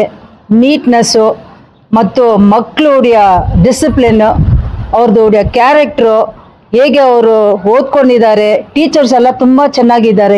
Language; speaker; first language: Kannada; non-native, local second language; Tamil